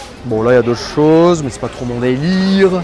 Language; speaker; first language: French; native; French